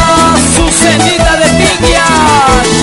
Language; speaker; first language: Spanish; native; Spanish